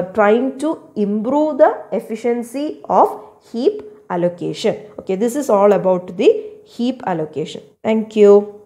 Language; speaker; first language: English; non-native, local second language; Malayalam